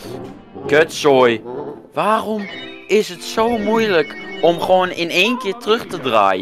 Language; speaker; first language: Dutch; native; Dutch